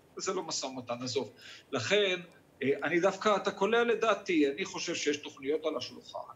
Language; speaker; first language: Hebrew; native; Hebrew